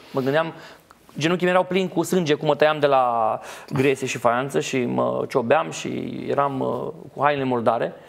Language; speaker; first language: Romanian; native; Romanian